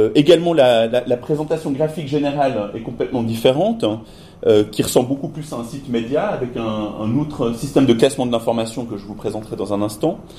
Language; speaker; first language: French; native; French